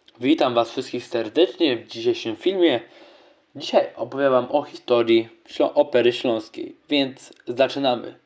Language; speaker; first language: Polish; native; Polish